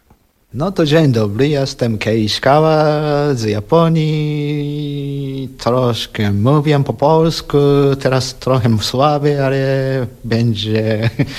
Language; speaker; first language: Polish; non-native, learner; Japanese